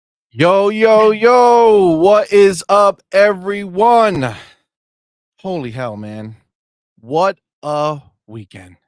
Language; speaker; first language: English; native; English